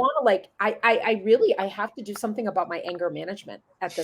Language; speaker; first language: English; native; English